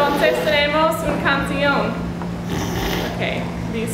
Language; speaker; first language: Spanish; non-native, learner; English